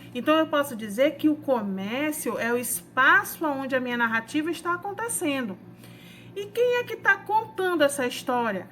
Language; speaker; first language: Portuguese; native; Portuguese